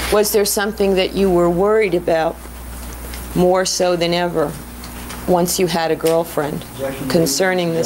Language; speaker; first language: English; native; English